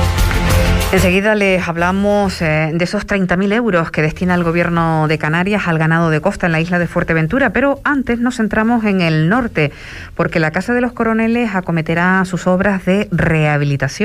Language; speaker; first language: Spanish; native; Spanish